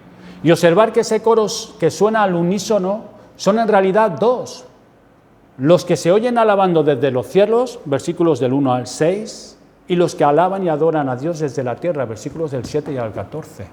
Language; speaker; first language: Spanish; native; Spanish